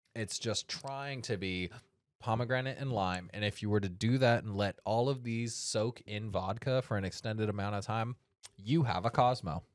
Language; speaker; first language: English; native; English